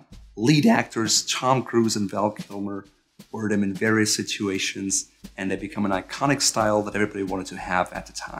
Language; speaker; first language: English; non-native, fluent; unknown